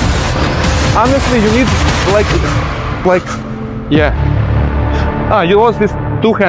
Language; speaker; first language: English; non-native, learner; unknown